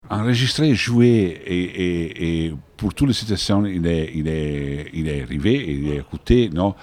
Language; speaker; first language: French; non-native, learner; Italian